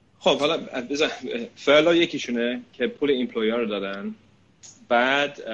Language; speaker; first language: Persian; early bilingual, heritage; Persian